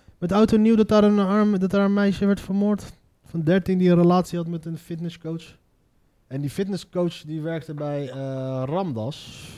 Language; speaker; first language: Dutch; native; Dutch